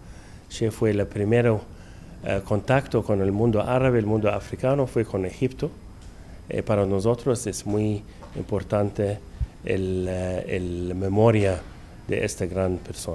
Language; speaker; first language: Spanish; non-native, learner; Arabic